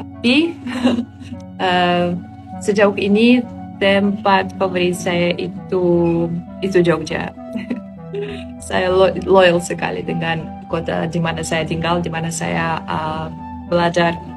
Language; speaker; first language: Indonesian; non-native, fluent; Polish